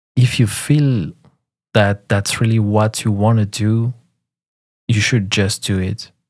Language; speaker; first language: English; non-native, fluent; French